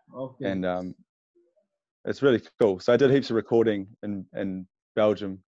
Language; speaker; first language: English; native; English